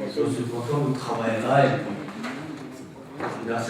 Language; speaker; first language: French; non-native, learner; Romanian